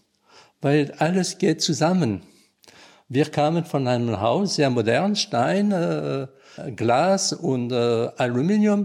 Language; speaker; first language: German; non-native, learner; French